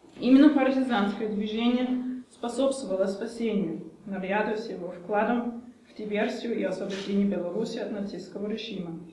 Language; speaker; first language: Russian; non-native, fluent; German